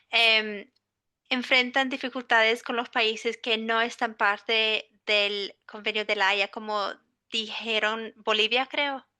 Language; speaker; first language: Spanish; non-native, fluent; English